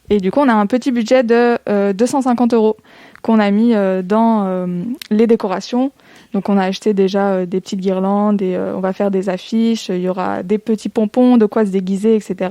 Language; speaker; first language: French; native; French